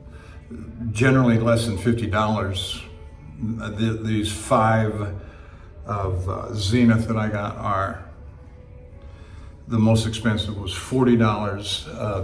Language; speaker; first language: English; native; English